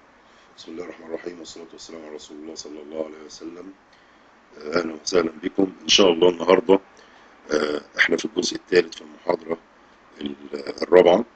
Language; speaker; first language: Arabic; native; Arabic